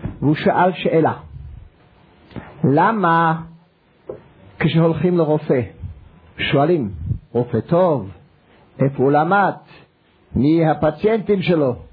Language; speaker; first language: Hebrew; non-native, fluent; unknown